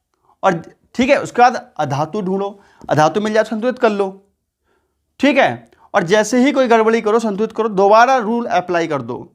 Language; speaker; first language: Hindi; native; Hindi